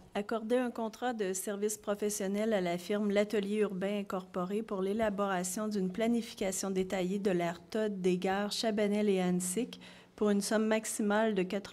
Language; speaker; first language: French; native; French